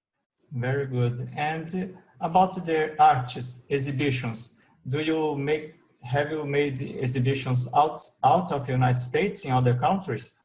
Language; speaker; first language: English; non-native, learner; Portuguese